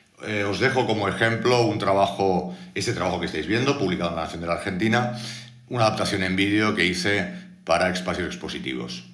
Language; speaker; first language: Spanish; native; Spanish